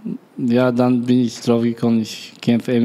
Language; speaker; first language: German; non-native, learner; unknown